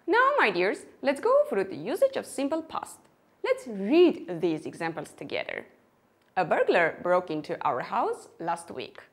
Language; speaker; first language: English; non-native, fluent; Armenian